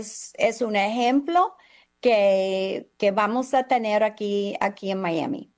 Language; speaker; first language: Spanish; non-native, fluent; English